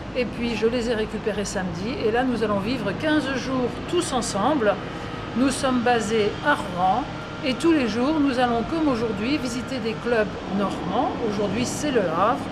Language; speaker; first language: French; native; French